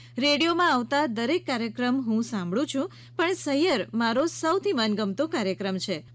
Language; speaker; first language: Gujarati; native; Gujarati